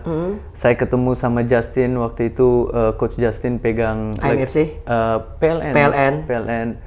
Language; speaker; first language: Indonesian; early bilingual, other home language; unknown